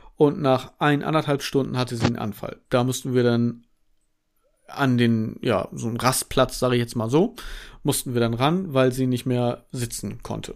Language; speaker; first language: German; native; German